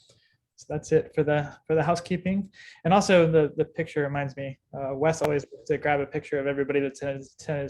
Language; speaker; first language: English; native; English